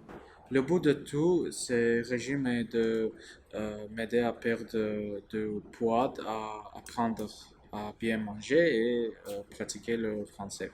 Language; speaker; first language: French; non-native, learner; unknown